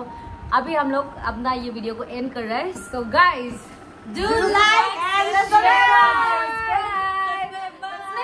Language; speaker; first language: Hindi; non-native, local second language; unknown